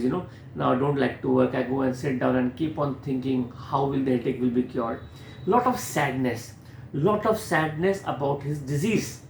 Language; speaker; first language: English; non-native, local second language; Hindi